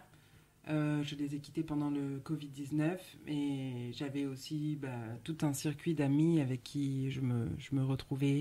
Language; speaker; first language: French; native; French